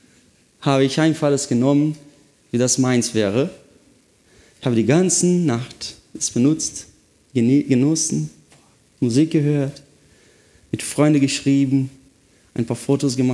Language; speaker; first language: German; non-native, fluent; Portuguese